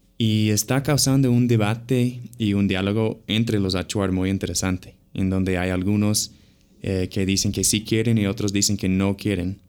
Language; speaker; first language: Spanish; non-native, fluent; English